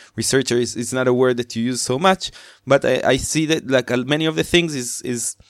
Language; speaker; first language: English; non-native, fluent; Hebrew